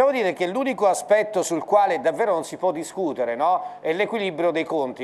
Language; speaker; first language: Italian; native; Italian